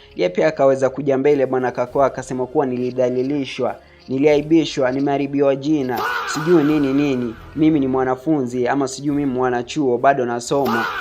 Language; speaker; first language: Swahili; native; Swahili